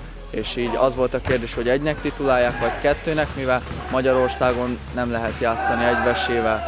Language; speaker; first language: Hungarian; native; Hungarian